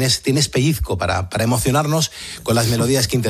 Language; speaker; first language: Spanish; native; Spanish